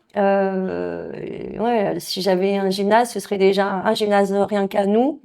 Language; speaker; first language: French; native; French